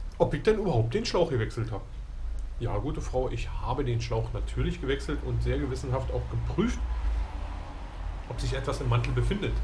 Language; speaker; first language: German; native; German